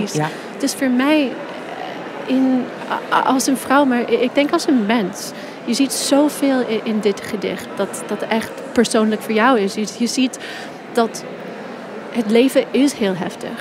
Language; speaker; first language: Dutch; non-native, fluent; English